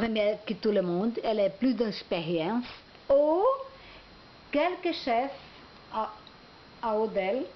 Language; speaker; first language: French; non-native, learner; Portuguese